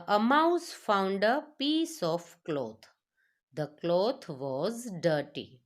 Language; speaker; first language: English; non-native, local second language; Gujarati